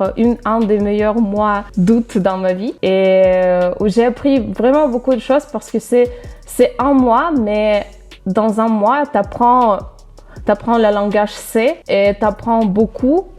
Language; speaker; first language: French; non-native, fluent; Russian